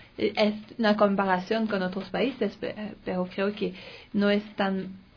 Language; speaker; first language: Spanish; non-native, learner; French